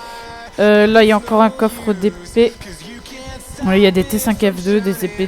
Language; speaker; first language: French; native; French